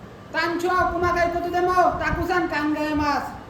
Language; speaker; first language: Japanese; non-native, learner; Bangla